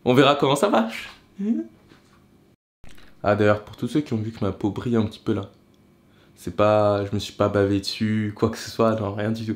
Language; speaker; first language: French; native; French